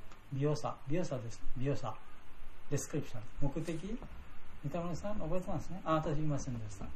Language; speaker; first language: Japanese; non-native, learner; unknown